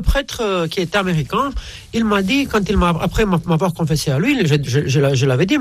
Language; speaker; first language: French; non-native, fluent; Romanian